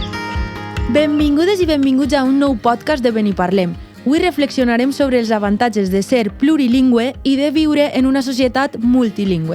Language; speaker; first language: Catalan; native; Catalan